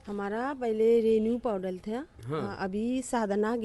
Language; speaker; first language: Hindi; non-native, learner; Nepali